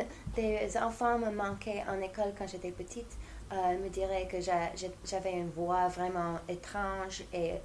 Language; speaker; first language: French; non-native, fluent; English